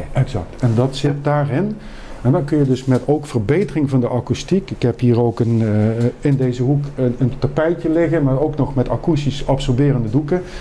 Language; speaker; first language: Dutch; native; Dutch